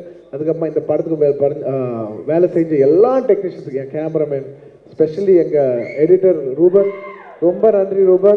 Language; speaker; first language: Tamil; non-native, local second language; Telugu